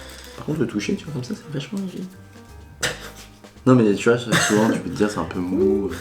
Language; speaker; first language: French; native; French